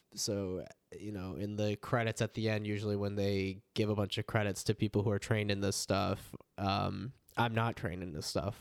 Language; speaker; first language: English; native; English